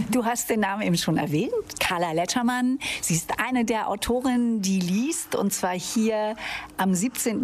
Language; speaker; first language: German; native; German